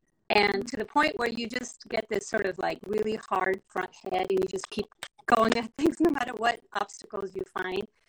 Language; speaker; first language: English; non-native, fluent; Spanish